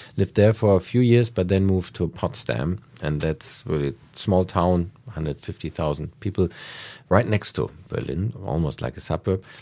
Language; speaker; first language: English; non-native, fluent; German